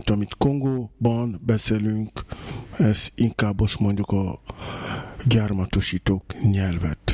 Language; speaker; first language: Hungarian; non-native, fluent; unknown